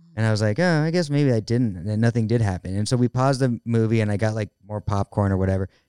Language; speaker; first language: English; native; English